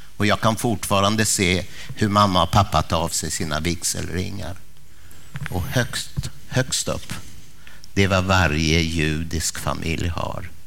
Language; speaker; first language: Swedish; early bilingual, other home language; Polish